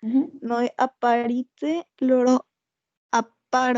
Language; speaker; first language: Italian; non-native, learner; Spanish